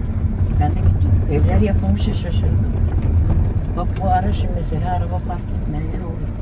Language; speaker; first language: Turkish; native; Turkish